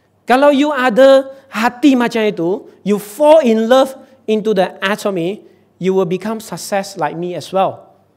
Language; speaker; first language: English; non-native, local second language; Chinese